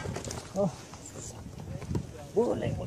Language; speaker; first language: Indonesian; non-native, learner; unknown